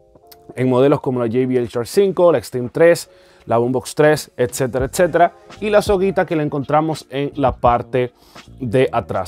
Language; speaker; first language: Spanish; native; Spanish